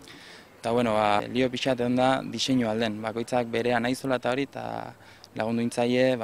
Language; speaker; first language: Basque; native; Basque